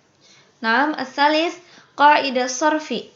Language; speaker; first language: Arabic; non-native, fluent; Indonesian